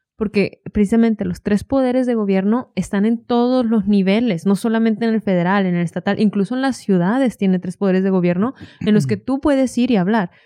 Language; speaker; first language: Spanish; native; Spanish